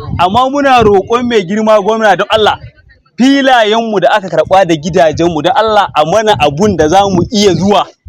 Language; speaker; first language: Hausa; native; Hausa